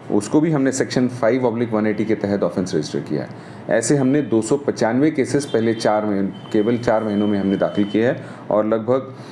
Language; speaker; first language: Hindi; non-native, local second language; Marathi